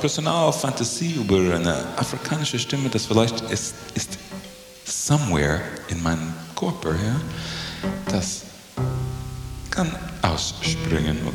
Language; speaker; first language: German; non-native, learner; English